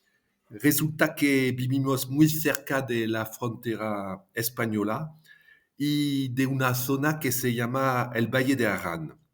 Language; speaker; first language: Spanish; non-native, fluent; French